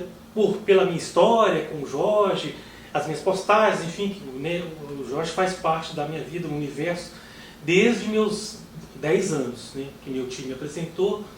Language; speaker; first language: Portuguese; native; Portuguese